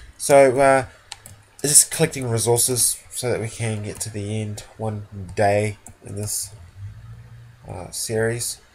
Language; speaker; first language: English; native; English